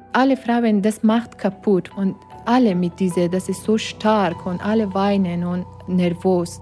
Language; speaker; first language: German; non-native, learner; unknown